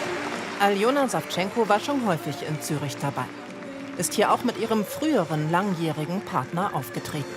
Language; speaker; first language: German; native; German